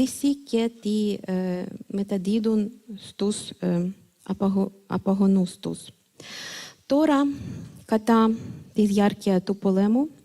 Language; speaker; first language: Greek; non-native, fluent; Ukrainian